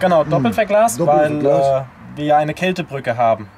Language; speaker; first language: German; native; German